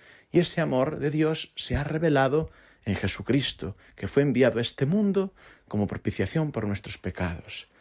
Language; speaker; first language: Spanish; native; Spanish